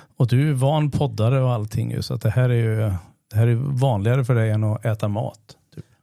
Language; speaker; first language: Swedish; native; Swedish